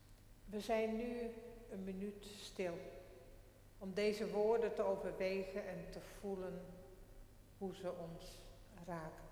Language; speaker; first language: Dutch; non-native, local second language; Western Frisian